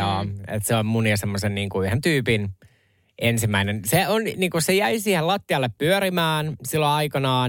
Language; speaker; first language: Finnish; native; Finnish